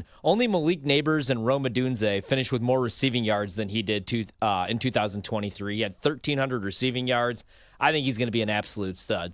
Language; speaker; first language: English; native; English